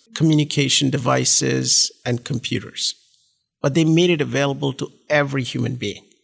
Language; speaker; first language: English; non-native, local second language; Malayalam